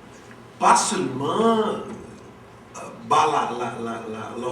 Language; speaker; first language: French; non-native, local second language; Portuguese